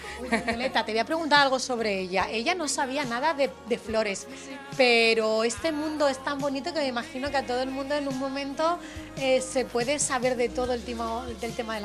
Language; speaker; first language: Spanish; native; Spanish